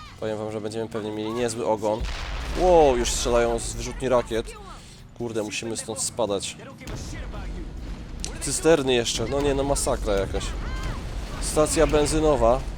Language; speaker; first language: Polish; native; Polish